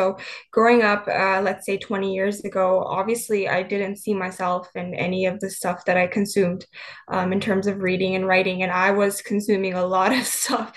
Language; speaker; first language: English; native; English